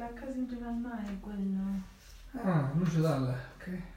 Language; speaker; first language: Italian; non-native, learner; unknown